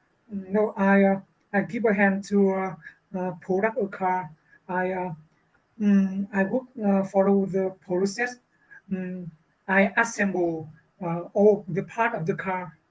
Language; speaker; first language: English; non-native, learner; Vietnamese